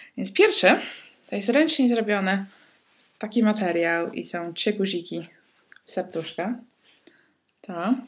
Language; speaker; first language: Polish; early bilingual, heritage; Polish